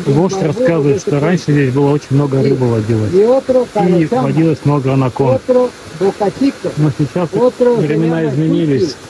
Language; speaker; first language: Russian; native; Russian